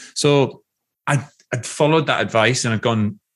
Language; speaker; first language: English; native; English